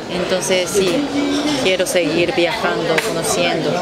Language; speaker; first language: Spanish; non-native, fluent; Japanese